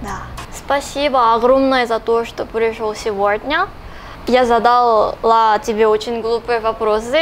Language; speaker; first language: Russian; non-native, learner; Korean